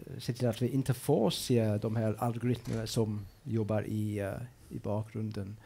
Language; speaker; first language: Swedish; non-native, fluent; English